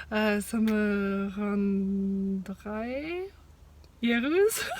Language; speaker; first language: French; non-native, fluent; English